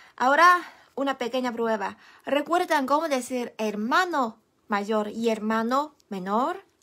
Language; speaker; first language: Spanish; non-native, fluent; Chinese